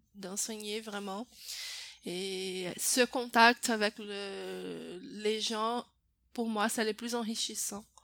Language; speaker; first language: French; non-native, fluent; Portuguese